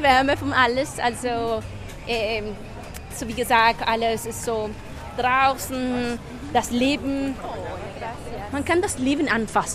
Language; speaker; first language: German; non-native, fluent; Spanish